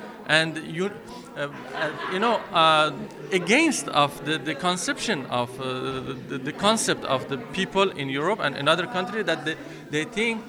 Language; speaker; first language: English; non-native, fluent; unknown